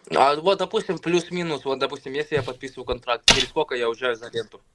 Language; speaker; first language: Russian; native; Russian